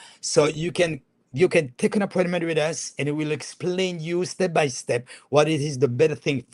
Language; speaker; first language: English; non-native, fluent; French